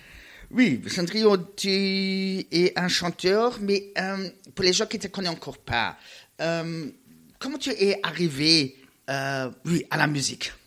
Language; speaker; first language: French; non-native, learner; Luxembourgish